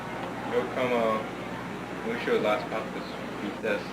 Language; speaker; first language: Spanish; non-native, learner; English